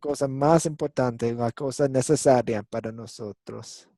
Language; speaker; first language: Spanish; non-native, fluent; English